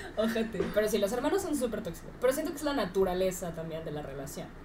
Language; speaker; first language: Spanish; native; Spanish